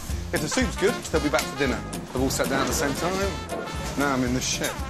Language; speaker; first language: English; native; English